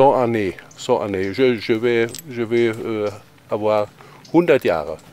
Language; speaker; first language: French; non-native, learner; German